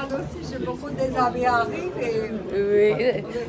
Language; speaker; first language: French; non-native, learner; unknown